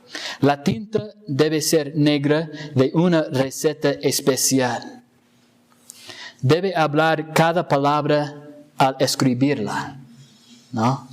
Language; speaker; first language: Spanish; non-native, fluent; English